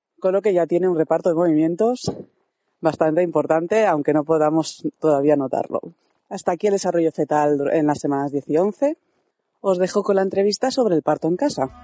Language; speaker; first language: Spanish; native; Spanish